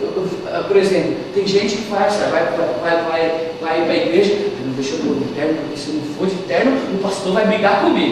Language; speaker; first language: Portuguese; native; Portuguese